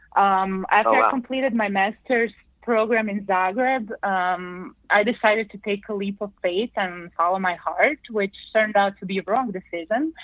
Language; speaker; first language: English; non-native, fluent; Croatian